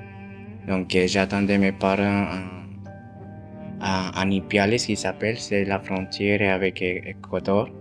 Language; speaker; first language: French; non-native, fluent; Spanish